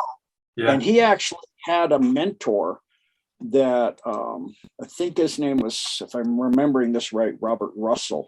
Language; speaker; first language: English; native; English